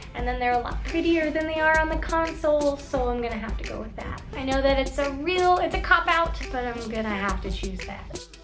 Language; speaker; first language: English; native; English